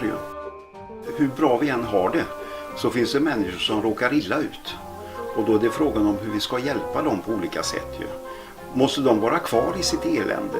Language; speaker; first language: Swedish; native; Swedish